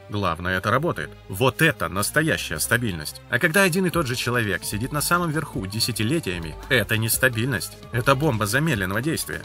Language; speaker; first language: Russian; native; Russian